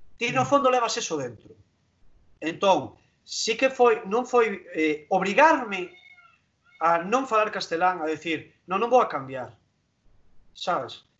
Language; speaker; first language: Galician; non-native, local second language; Spanish